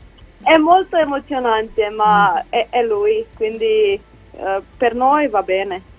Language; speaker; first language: Italian; non-native, learner; Slovenian